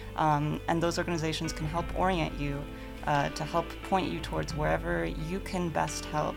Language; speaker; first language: English; early bilingual, other home language; Ukrainian